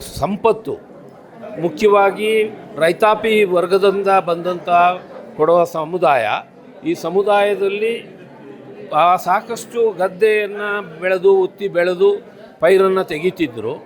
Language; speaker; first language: Kannada; non-native, local second language; Kodava